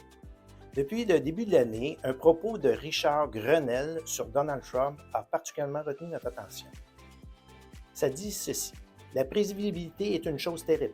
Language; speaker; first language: French; native; French